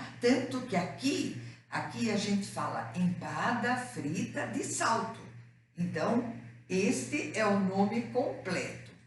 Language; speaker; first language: Portuguese; native; Portuguese